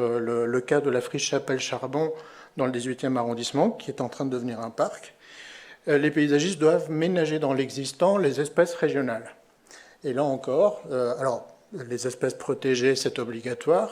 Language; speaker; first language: French; native; French